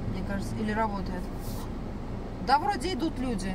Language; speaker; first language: Russian; native; Russian